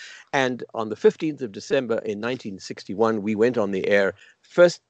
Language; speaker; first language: English; native; English